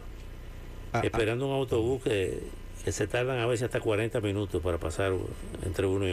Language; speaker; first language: Spanish; native; Spanish